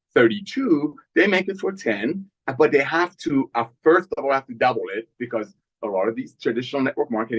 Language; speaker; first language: English; native; English